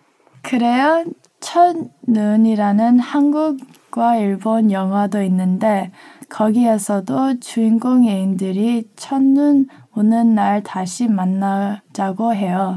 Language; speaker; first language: Korean; early bilingual, heritage; Korean